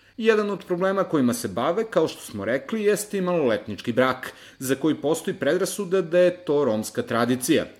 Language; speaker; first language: Serbian; native; Serbian